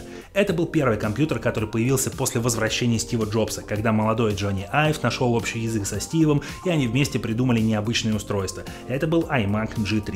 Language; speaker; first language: Russian; native; Russian